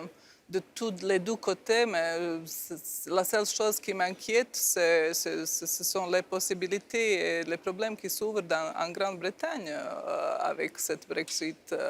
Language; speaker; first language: French; non-native, fluent; Croatian